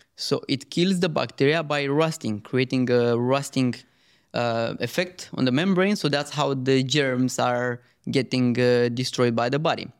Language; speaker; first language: English; non-native, fluent; Romanian